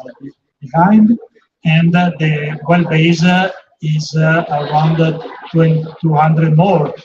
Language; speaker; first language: English; non-native, fluent; Italian